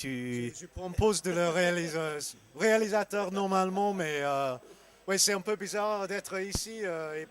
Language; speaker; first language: French; non-native, learner; English